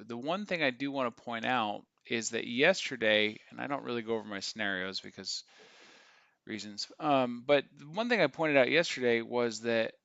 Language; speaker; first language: English; native; English